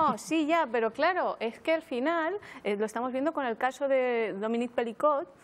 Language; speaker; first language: Spanish; native; Spanish